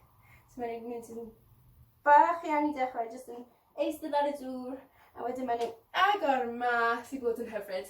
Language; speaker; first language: Welsh; non-native, local second language; English